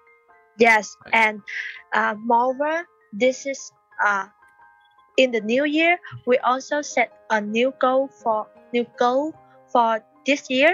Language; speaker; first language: English; non-native, learner; Vietnamese